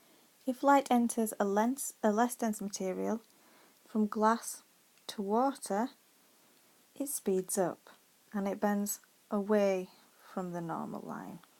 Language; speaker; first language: English; native; English